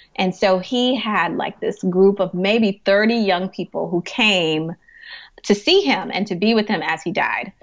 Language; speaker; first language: English; native; English